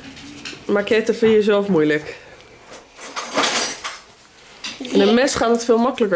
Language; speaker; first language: Dutch; native; Dutch